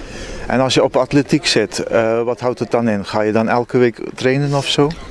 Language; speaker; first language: Dutch; native; Dutch